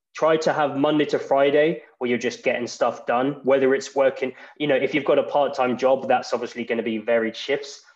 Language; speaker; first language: English; native; English